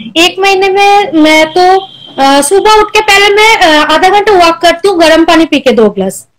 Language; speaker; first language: Hindi; non-native, local second language; Bangla